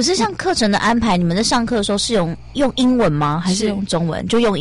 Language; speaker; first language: Chinese; native; Chinese